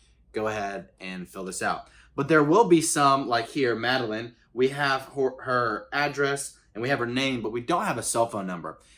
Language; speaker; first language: English; native; English